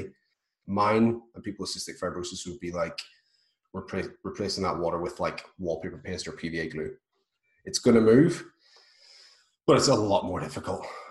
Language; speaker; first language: English; native; English